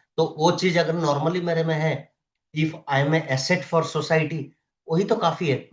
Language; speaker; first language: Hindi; non-native, local second language; Odia